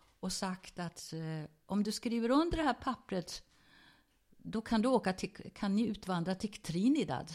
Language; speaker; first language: Swedish; early bilingual, other home language; German